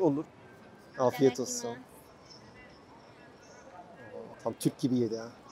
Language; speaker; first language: Turkish; native; Turkish